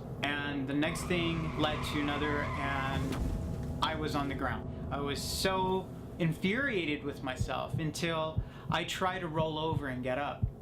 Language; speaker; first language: English; native; English